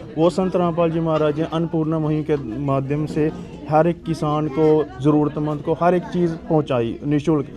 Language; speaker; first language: Hindi; non-native, local second language; Punjabi